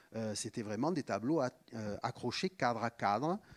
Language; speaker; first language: French; native; French